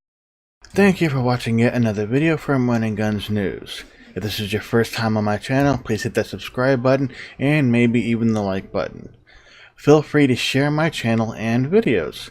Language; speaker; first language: English; native; English